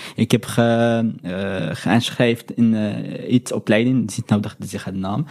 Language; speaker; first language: Dutch; non-native, learner; Arabic